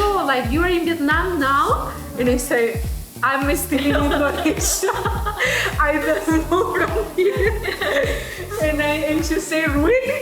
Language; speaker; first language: English; non-native, fluent; Spanish